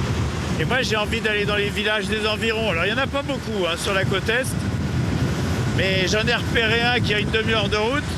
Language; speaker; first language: French; native; French